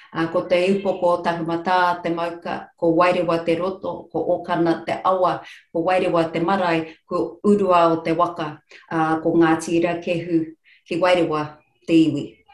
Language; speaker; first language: Māori; non-native, local second language; English